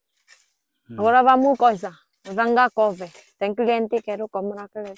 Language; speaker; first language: Portuguese; non-native, learner; Vietnamese